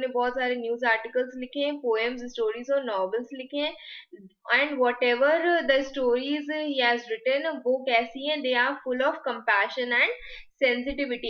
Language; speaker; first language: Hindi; native; Hindi